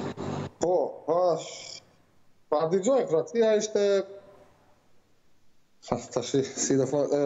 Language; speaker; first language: Albanian; non-native, learner; Croatian